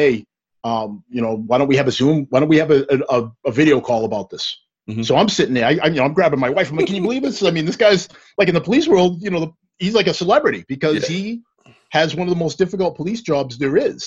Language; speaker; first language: English; native; English